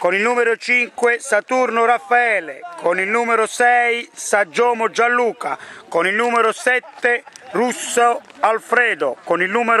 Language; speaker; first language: Italian; native; Italian